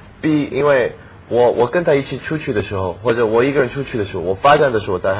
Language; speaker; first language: Chinese; non-native, learner; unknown